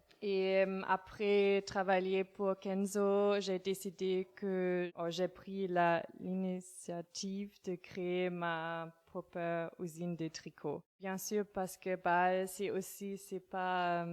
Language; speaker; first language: French; non-native, learner; German